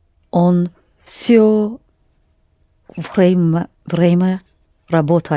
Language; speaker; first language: Russian; non-native, learner; English